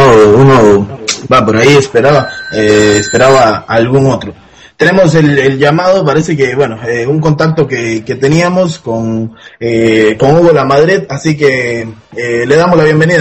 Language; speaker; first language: Spanish; native; Spanish